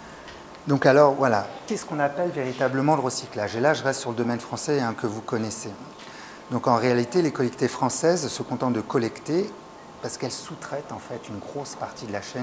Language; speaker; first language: French; native; French